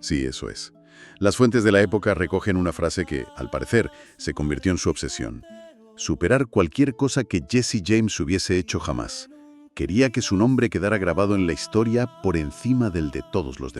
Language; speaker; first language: Spanish; native; Spanish